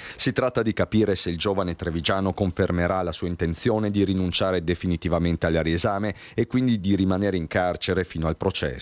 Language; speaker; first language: Italian; native; Italian